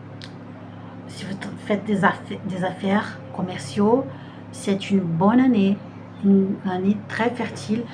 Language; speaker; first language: French; non-native, fluent; Portuguese